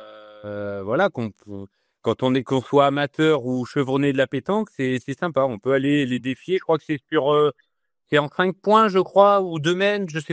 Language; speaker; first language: French; native; French